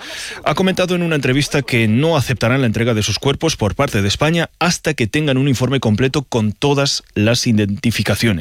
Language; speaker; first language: Spanish; native; Spanish